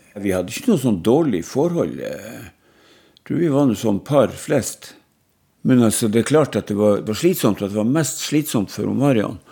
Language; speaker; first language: Norwegian; native; Norwegian